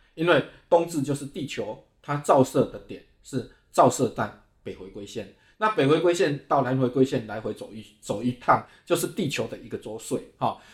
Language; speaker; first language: Chinese; native; Chinese